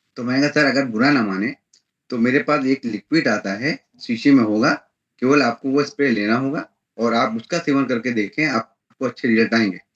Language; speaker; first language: Hindi; native; Hindi